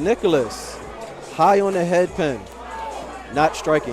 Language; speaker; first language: English; native; English